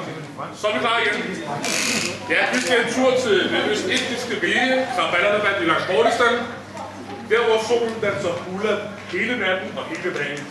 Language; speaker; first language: Danish; native; Danish